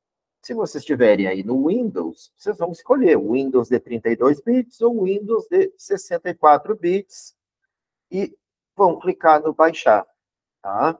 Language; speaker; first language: Portuguese; native; Portuguese